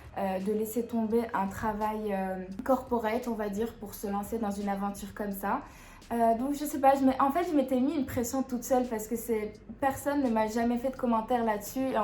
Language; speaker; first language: French; non-native, local second language; Arabic